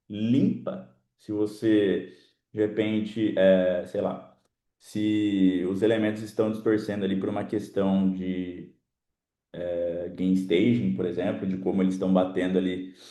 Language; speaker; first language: Portuguese; native; Portuguese